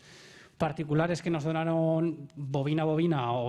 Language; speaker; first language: Spanish; native; Spanish